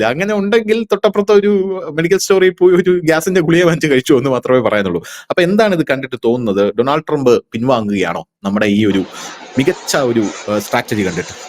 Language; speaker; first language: Malayalam; native; Malayalam